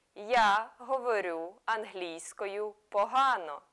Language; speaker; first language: Ukrainian; non-native, local second language; Russian